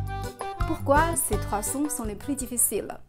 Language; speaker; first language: French; non-native, fluent; Chinese